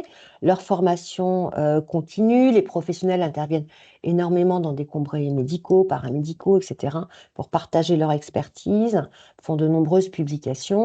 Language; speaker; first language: French; native; French